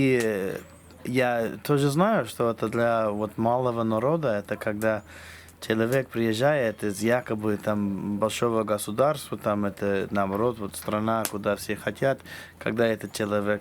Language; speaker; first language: Russian; non-native, fluent; English